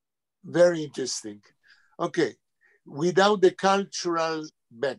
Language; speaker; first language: English; non-native, fluent; Hebrew